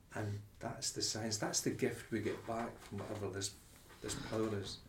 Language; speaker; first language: English; native; English